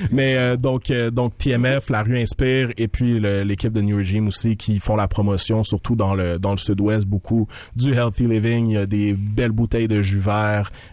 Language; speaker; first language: French; native; French